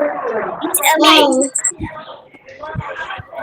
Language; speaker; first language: English; non-native, local second language; Tamil